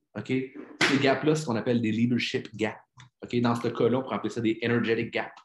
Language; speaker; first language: French; native; French